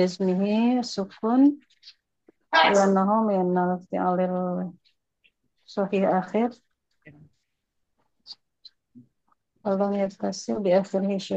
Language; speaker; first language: Arabic; non-native, learner; Indonesian